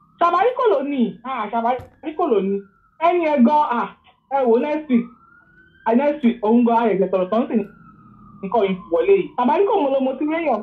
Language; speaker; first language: Yoruba; native; Yoruba